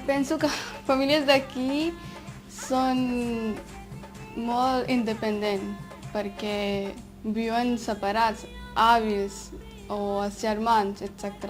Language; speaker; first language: Catalan; non-native, fluent; Punjabi